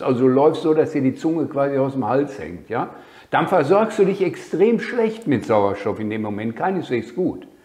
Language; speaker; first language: German; native; German